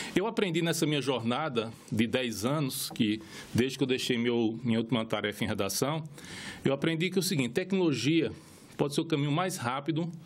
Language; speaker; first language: Portuguese; native; Portuguese